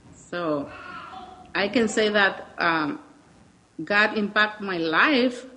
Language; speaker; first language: English; non-native, learner; Spanish